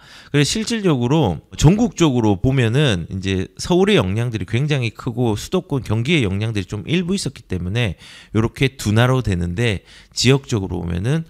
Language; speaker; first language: Korean; native; Korean